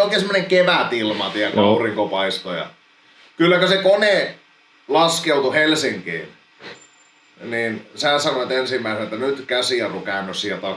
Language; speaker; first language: Finnish; native; Finnish